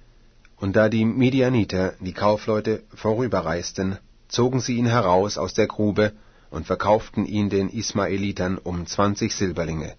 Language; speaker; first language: German; native; German